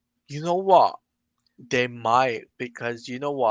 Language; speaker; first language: English; native; English